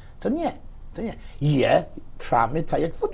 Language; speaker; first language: Polish; non-native, learner; Ukrainian